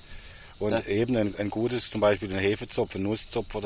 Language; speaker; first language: German; native; German